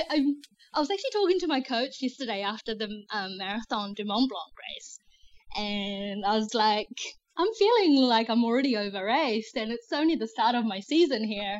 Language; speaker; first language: English; native; English